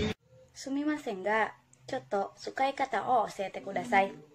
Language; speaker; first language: Japanese; non-native, learner; Indonesian